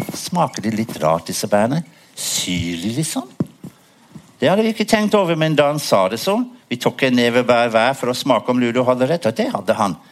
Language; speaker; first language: Norwegian; non-native, fluent; English